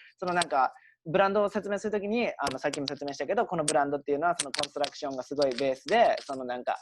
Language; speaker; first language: Japanese; native; Japanese